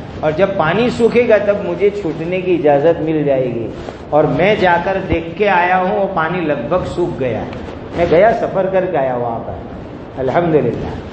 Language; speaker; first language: Urdu; non-native, local second language; Gujarati